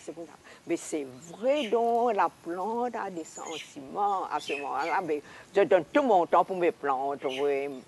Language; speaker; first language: French; non-native, local second language; Hakka Chinese